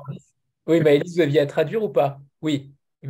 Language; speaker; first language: French; native; French